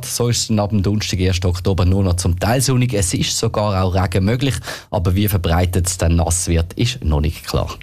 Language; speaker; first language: German; native; German